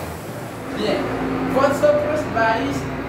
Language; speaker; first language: Spanish; non-native, fluent; Haitian Creole